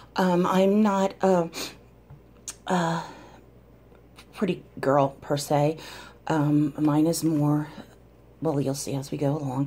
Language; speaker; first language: English; native; English